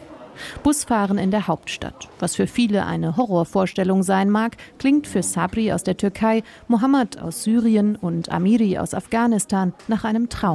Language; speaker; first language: German; native; German